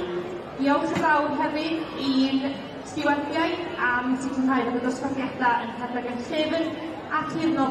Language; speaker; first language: Welsh; native; Welsh